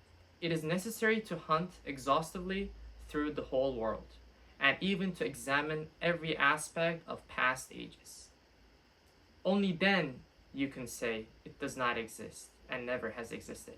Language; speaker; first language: English; non-native, fluent; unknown